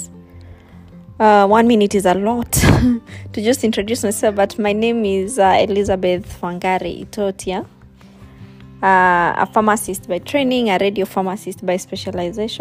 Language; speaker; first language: English; non-native, local second language; Kikuyu